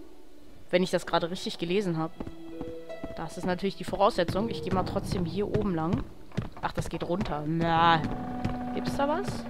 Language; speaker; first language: German; native; German